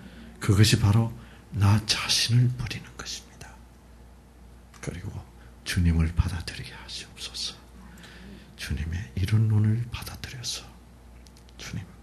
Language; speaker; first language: Korean; native; Korean